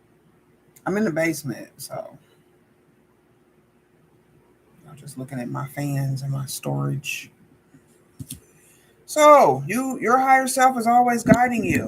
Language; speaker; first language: English; native; English